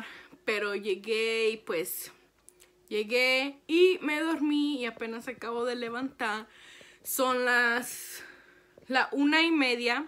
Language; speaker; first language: Spanish; early bilingual, heritage; Spanish